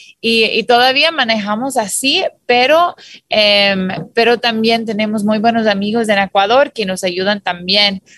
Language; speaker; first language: Spanish; non-native, fluent; English